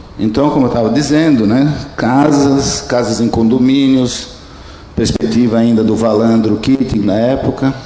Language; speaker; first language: Portuguese; early bilingual, other home language; Italian